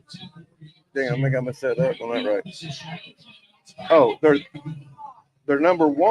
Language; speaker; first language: English; native; English